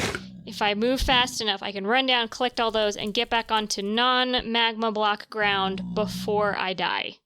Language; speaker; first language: English; native; English